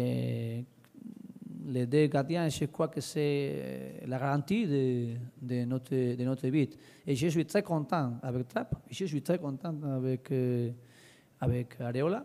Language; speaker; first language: French; non-native, learner; Spanish